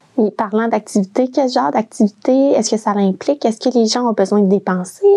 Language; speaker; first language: French; native; French